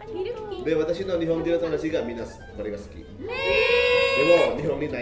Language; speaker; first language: Japanese; non-native, fluent; Indonesian